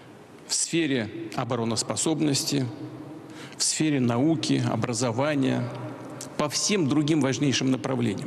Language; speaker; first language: Russian; native; Russian